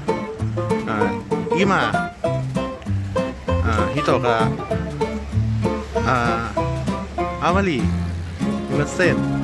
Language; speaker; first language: Japanese; non-native, learner; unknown